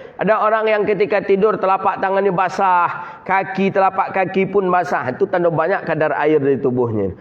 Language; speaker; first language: Malay; native; Malay